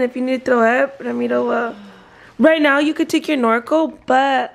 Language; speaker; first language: English; early bilingual, other home language; Spanish